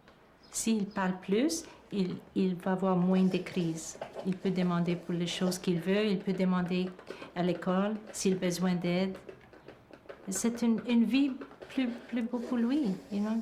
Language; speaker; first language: French; non-native, learner; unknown